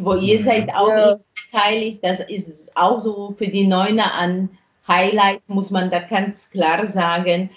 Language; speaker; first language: German; non-native, fluent; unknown